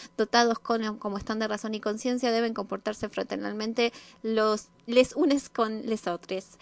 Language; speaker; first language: Spanish; native; Spanish